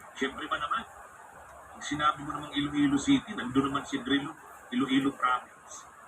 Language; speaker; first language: Filipino; non-native, local second language; Bikol